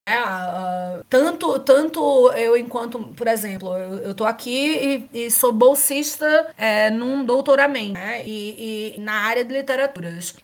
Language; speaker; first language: Portuguese; native; Portuguese